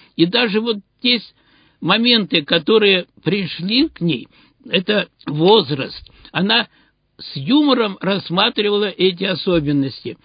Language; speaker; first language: Russian; native; Russian